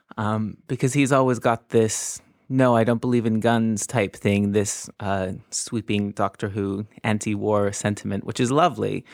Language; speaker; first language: English; native; English